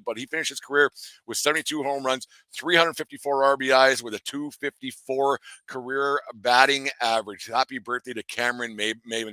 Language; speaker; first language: English; native; English